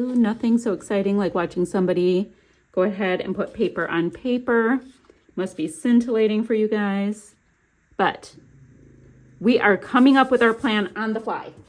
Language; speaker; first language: English; native; English